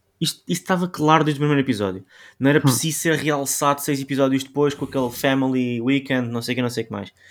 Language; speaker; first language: Portuguese; native; Portuguese